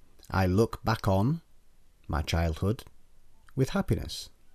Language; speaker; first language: English; native; English